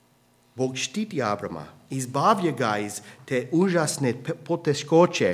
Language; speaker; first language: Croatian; non-native, fluent; English